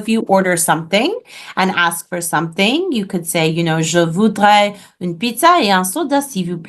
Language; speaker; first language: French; non-native, fluent; English